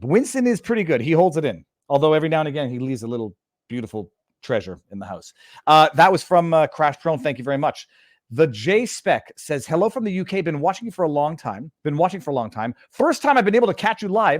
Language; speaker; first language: English; native; English